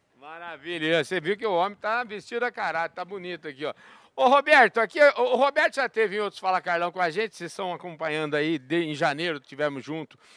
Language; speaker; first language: Portuguese; native; Portuguese